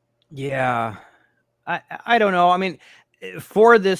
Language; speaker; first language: English; native; English